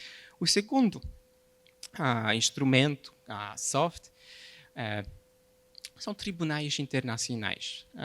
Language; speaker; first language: Portuguese; non-native, fluent; Polish